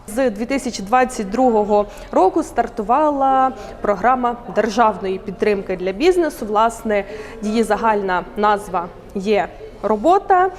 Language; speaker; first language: Ukrainian; native; Ukrainian